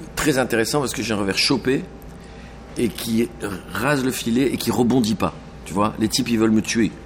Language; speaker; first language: French; native; French